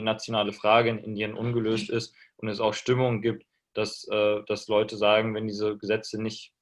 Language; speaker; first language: German; native; German